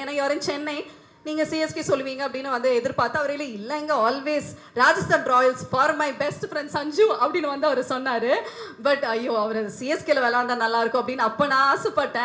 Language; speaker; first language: Tamil; native; Tamil